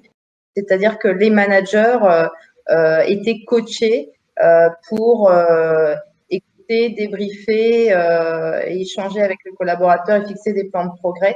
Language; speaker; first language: French; native; French